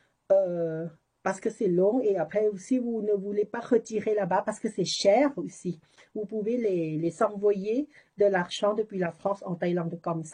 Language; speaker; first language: French; non-native, learner; Thai